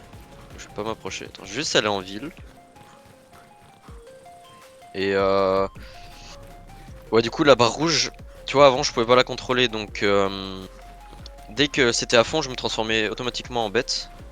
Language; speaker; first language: French; native; French